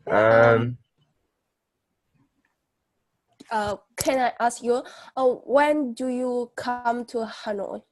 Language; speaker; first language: English; non-native, learner; Vietnamese